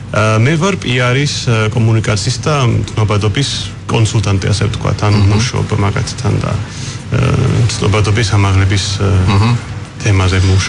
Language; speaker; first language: Georgian; non-native, fluent; English